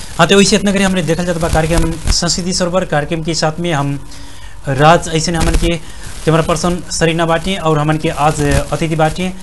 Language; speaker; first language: Bhojpuri; native; Bhojpuri